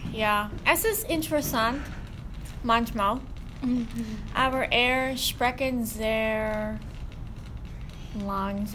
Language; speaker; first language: German; non-native, learner; English